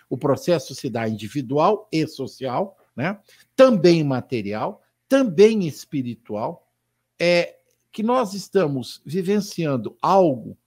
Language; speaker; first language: Portuguese; native; Portuguese